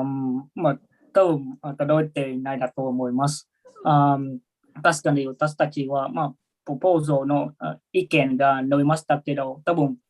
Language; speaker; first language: Japanese; non-native, learner; Vietnamese